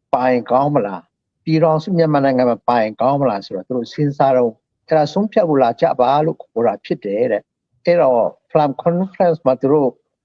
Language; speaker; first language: Burmese; non-native, local second language; Hakha Chin